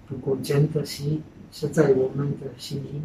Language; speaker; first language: Chinese; non-native, fluent; Czech